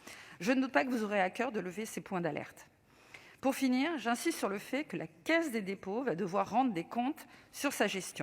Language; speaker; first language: French; native; French